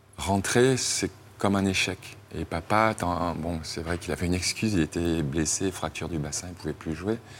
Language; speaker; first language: French; native; French